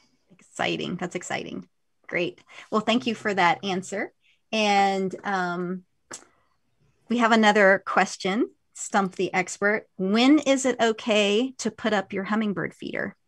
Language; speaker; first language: English; native; English